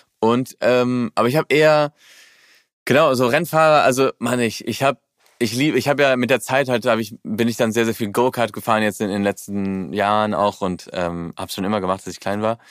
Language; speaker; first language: German; early bilingual, heritage; German